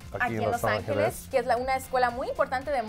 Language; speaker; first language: Spanish; native; Spanish